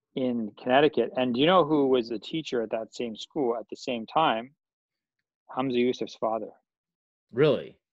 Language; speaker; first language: English; native; English